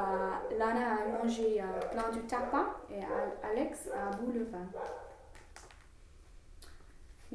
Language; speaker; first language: French; non-native, learner; English